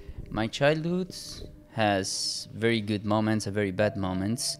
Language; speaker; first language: English; non-native, fluent; Italian